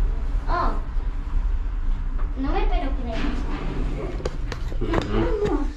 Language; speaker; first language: Spanish; early bilingual, other home language; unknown